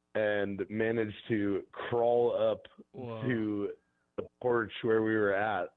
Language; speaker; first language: English; native; English